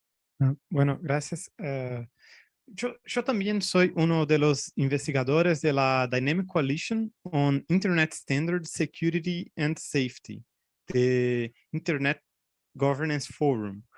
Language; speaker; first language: Spanish; non-native, fluent; Portuguese